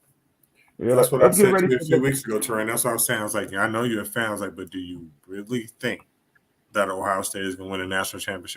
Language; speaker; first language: English; native; English